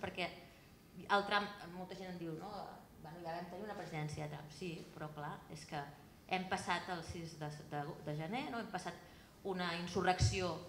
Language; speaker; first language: Catalan; native; Catalan